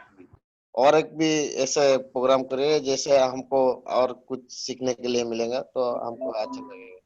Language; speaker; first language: Hindi; non-native, local second language; Odia